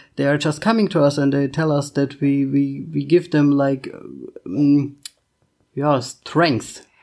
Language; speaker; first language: English; non-native, fluent; German